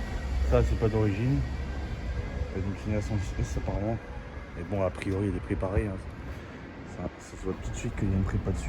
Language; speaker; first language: French; native; French